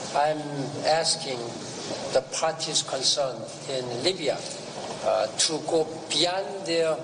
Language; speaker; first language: English; non-native, fluent; Korean